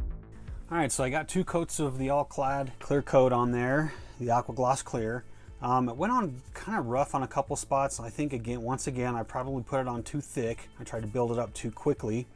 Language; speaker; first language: English; native; English